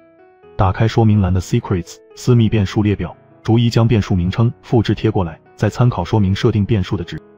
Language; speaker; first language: Chinese; native; Chinese